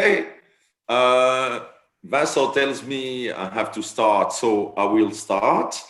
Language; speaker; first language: English; non-native, fluent; French